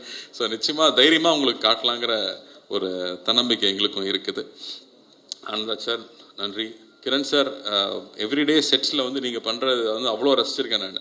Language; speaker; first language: Tamil; native; Tamil